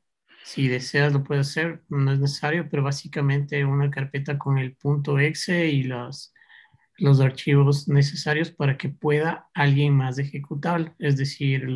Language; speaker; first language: Spanish; native; Spanish